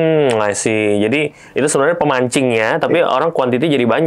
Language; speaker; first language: Indonesian; native; Indonesian